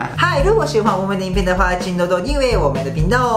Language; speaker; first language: Chinese; non-native, fluent; Japanese